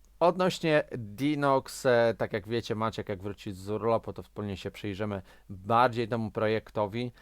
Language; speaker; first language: Polish; native; Polish